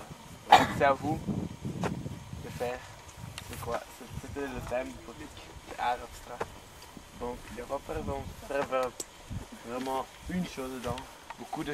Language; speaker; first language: French; non-native, local second language; Dutch